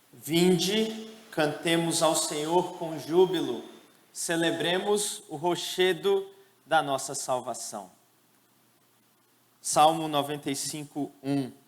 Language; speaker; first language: Portuguese; native; Portuguese